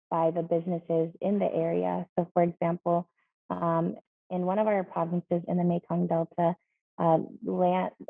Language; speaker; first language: English; native; English